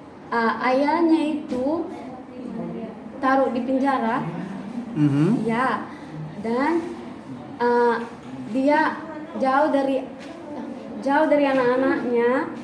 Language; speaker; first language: Indonesian; non-native, learner; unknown